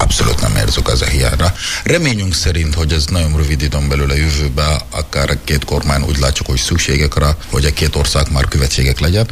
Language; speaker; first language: Hungarian; non-native, fluent; Arabic